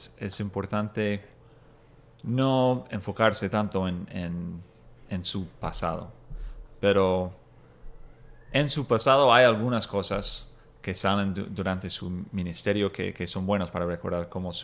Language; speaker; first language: Spanish; non-native, fluent; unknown